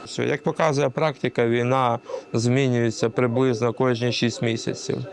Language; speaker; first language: Ukrainian; non-native, local second language; Russian